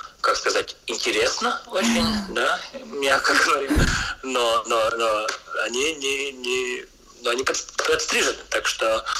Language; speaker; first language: Russian; non-native, local second language; Latvian